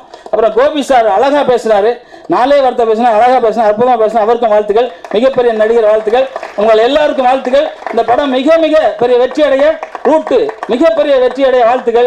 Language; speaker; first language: Tamil; native; Tamil